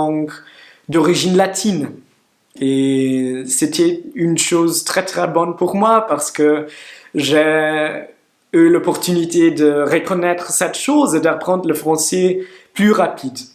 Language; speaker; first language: French; non-native, learner; Portuguese